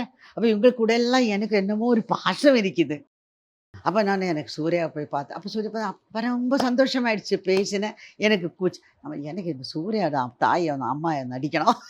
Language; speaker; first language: Tamil; non-native, learner; Malayalam